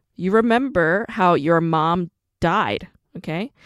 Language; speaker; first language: English; non-native, fluent; Korean